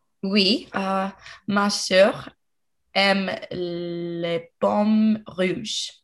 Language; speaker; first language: French; non-native, learner; English